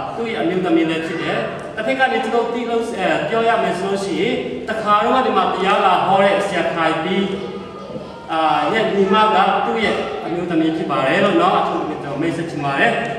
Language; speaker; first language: Burmese; non-native, local second language; Tedim Chin